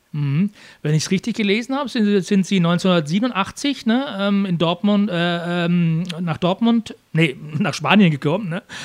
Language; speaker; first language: German; native; German